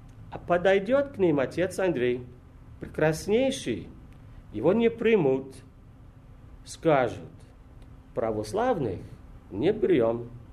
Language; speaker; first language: Russian; non-native, fluent; English